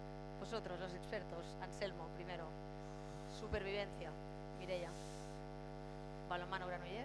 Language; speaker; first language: Spanish; native; Spanish